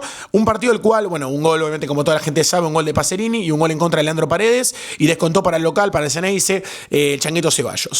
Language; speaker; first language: Spanish; native; Spanish